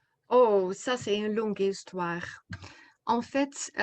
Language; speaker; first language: French; non-native, fluent; Dutch